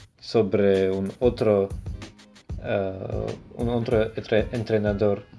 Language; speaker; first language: Spanish; non-native, learner; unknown